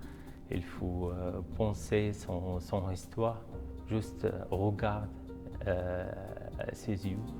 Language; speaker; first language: French; non-native, learner; Arabic